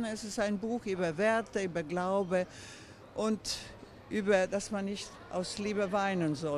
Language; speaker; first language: German; non-native, fluent; Croatian